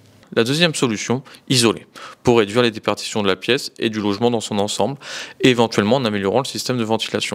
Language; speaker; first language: French; native; French